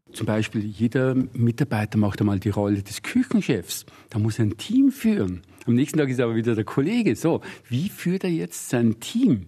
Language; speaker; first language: German; native; German